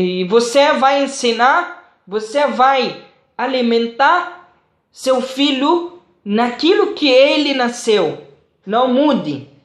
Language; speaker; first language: Portuguese; non-native, fluent; Arabic